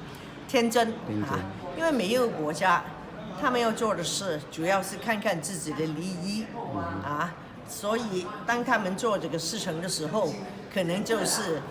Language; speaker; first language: Chinese; non-native, local second language; Cantonese